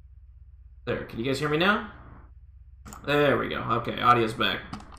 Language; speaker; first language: English; native; English